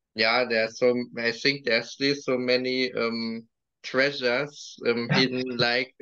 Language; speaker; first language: English; non-native, fluent; German